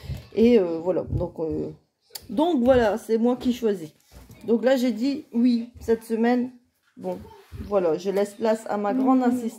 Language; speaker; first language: French; native; French